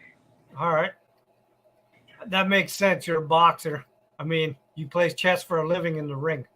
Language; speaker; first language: English; native; English